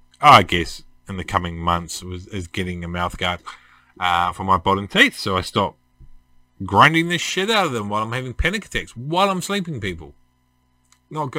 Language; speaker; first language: English; native; English